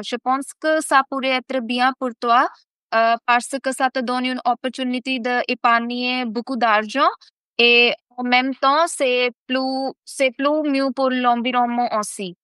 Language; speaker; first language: French; non-native, fluent; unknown